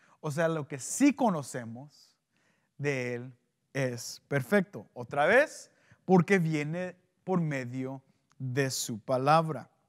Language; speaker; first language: Spanish; early bilingual, heritage; Spanish